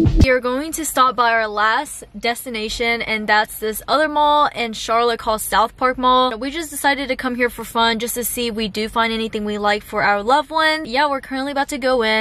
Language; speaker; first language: English; native; English